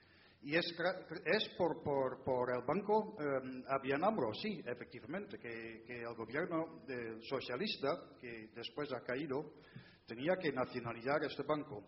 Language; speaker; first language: Spanish; non-native, fluent; Dutch